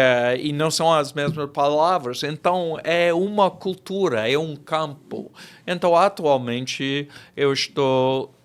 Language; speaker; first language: Portuguese; non-native, fluent; English